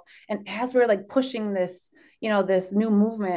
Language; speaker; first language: English; early bilingual, other home language; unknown